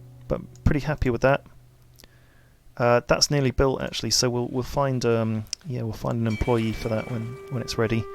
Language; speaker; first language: English; native; English